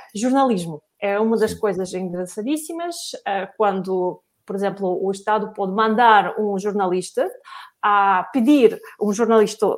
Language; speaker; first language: Portuguese; non-native, fluent; Russian